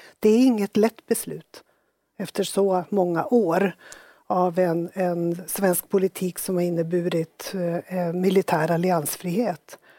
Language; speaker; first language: Swedish; native; Swedish